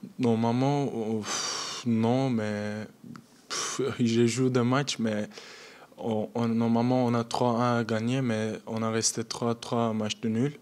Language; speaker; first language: French; non-native, learner; Turkish